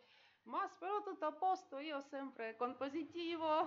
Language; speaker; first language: Italian; non-native, learner; Ukrainian